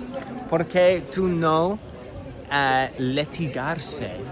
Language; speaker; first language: Spanish; non-native, learner; English